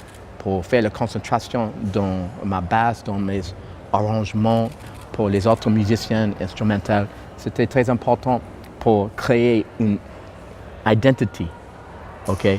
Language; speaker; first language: French; non-native, fluent; English